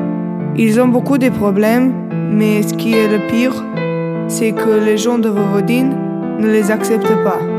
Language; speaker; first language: French; non-native, learner; Serbian